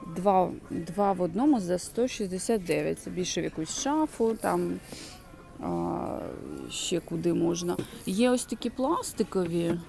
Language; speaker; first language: Ukrainian; non-native, local second language; Russian